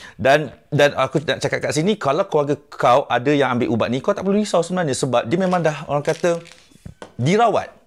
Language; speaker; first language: Malay; native; Malay